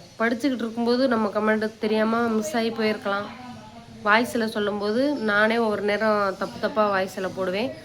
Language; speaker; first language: Tamil; native; Tamil